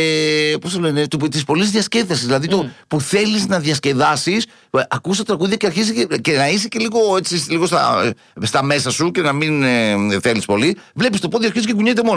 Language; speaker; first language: Greek; native; Greek